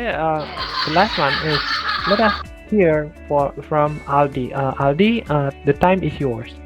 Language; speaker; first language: English; non-native, learner; Indonesian